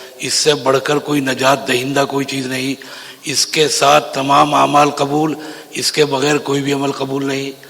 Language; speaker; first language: Urdu; native; Urdu